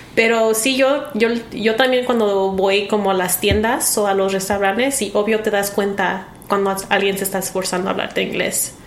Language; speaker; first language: Spanish; early bilingual, heritage; Spanish